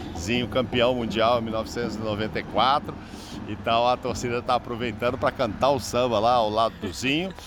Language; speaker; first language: Portuguese; native; Portuguese